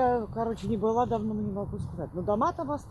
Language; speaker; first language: Russian; native; Russian